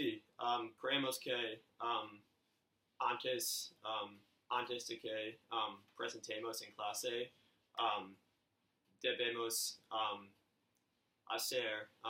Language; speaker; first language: Spanish; non-native, learner; English